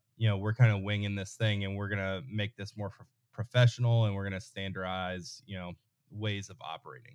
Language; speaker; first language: English; native; English